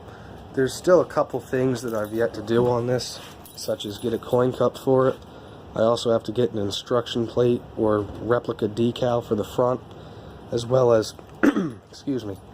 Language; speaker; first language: English; native; English